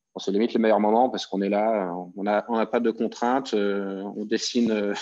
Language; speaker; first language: French; native; French